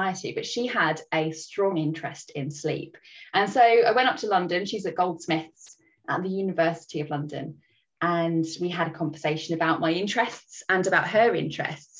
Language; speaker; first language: English; native; English